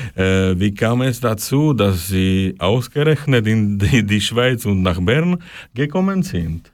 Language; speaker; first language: German; non-native, learner; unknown